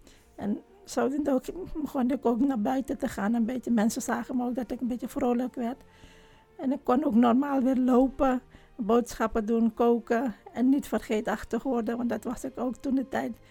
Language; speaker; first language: Dutch; non-native, learner; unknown